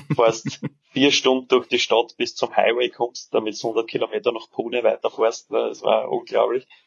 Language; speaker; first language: German; early bilingual, other home language; Serbian